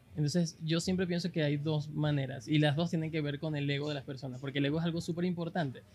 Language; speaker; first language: Spanish; native; Spanish